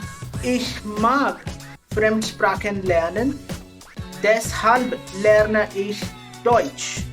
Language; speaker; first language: German; non-native, fluent; Marathi